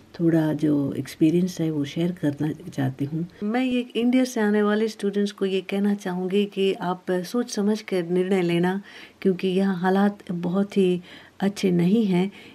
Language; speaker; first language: Hindi; native; Hindi